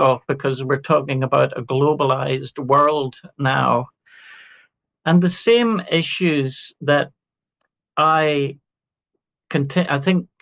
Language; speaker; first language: English; native; English